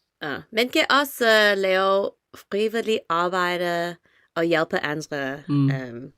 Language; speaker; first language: Danish; non-native, learner; English